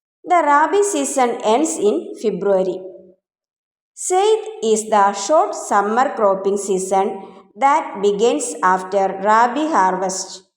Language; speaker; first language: English; non-native, local second language; Malayalam